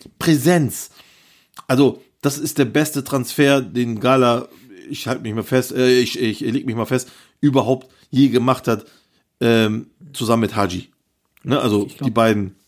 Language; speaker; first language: German; early bilingual, other home language; Turkish